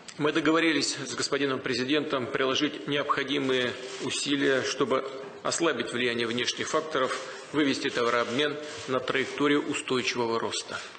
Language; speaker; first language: Russian; native; Russian